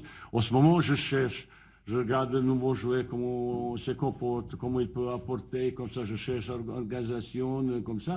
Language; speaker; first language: French; non-native, learner; Bosnian